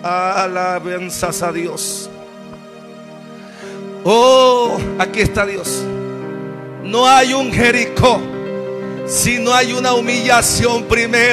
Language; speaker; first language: Spanish; native; Spanish